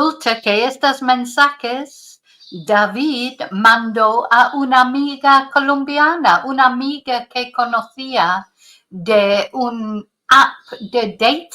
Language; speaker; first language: Spanish; non-native, fluent; English